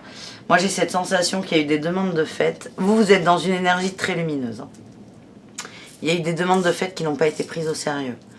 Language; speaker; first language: French; native; French